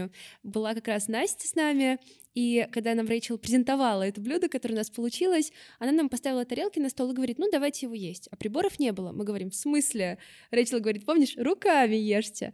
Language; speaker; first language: Russian; native; Russian